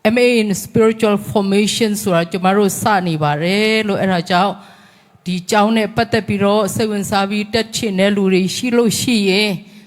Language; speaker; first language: Burmese; non-native, local second language; Tedim Chin